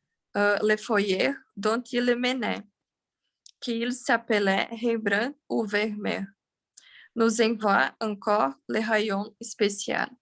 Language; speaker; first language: French; non-native, learner; Portuguese